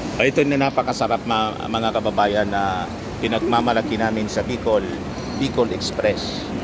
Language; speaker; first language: Filipino; non-native, local second language; Bikol